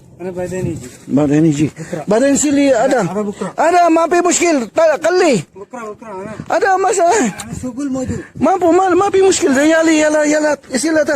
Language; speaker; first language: Arabic; non-native, learner; Filipino